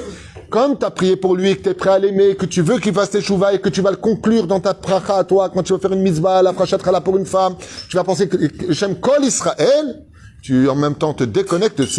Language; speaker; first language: French; native; French